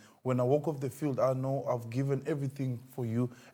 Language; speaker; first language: English; non-native, local second language; Xhosa